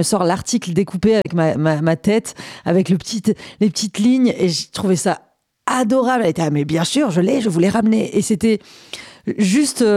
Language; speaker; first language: French; native; French